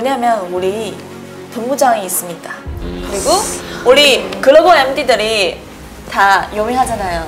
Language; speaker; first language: Korean; non-native, learner; Chinese